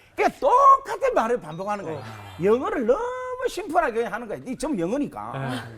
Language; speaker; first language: Korean; native; Korean